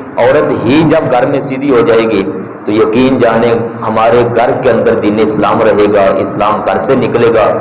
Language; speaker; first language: Urdu; non-native, local second language; Punjabi